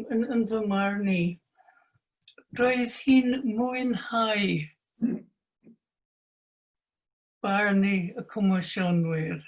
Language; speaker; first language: Welsh; non-native, fluent; English